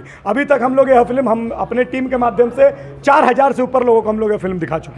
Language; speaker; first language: Hindi; native; Hindi